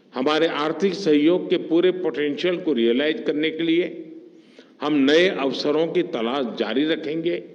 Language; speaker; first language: Hindi; non-native, local second language; Gujarati